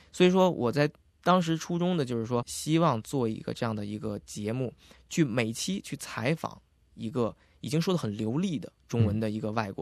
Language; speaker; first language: Chinese; native; Chinese